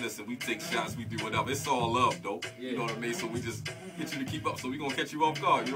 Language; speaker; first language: English; native; English